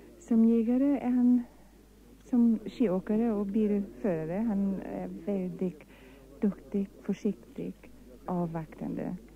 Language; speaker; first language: Swedish; non-native, fluent; German